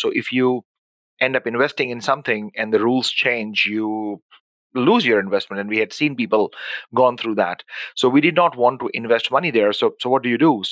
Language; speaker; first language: English; non-native, local second language; Urdu